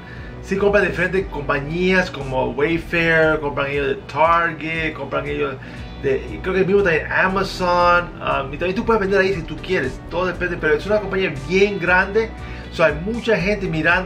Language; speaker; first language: Spanish; early bilingual, heritage; Spanish